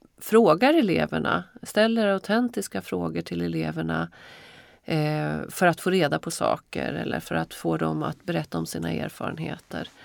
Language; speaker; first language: Swedish; native; Swedish